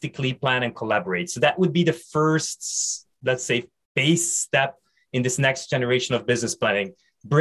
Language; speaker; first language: English; non-native, fluent; Dutch